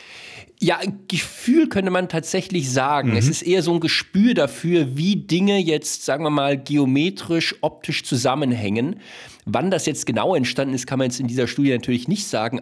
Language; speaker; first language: German; native; German